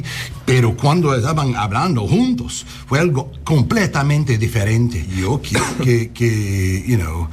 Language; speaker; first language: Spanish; early bilingual, heritage; English